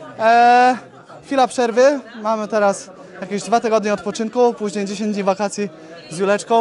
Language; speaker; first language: Polish; native; Polish